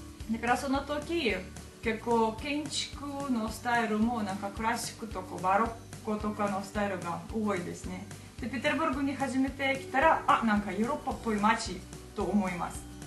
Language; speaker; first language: Japanese; non-native, fluent; Russian